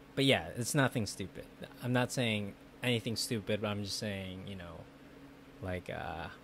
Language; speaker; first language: English; early bilingual, other home language; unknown